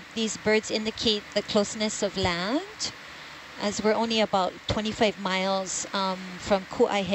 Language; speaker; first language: English; native; English